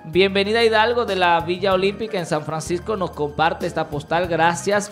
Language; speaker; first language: Spanish; native; Spanish